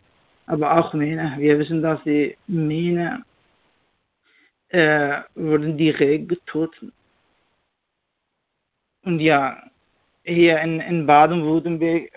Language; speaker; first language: German; non-native, learner; Kurdish